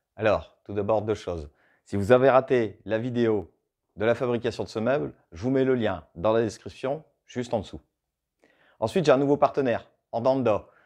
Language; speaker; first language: French; native; French